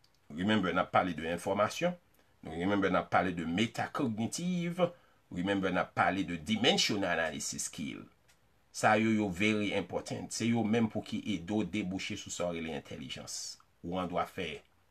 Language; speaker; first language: French; native; French